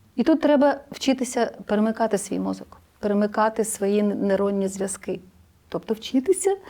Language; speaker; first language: Ukrainian; native; Ukrainian